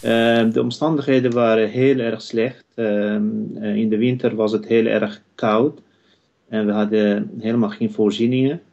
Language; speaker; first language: Dutch; non-native, fluent; Kurdish